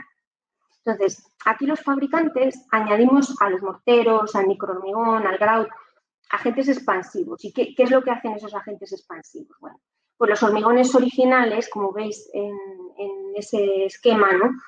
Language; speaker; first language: Spanish; native; Spanish